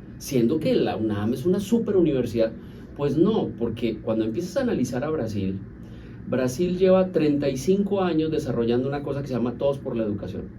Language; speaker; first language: Spanish; native; Spanish